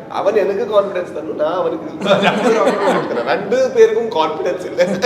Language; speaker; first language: Malayalam; non-native, learner; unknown